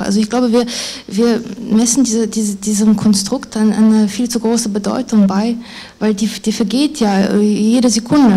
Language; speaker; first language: German; non-native, fluent; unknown